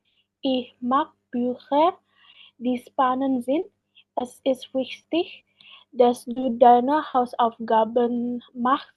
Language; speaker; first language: German; non-native, learner; Indonesian